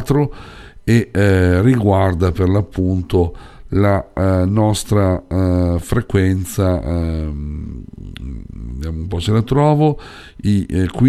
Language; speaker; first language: Italian; native; Italian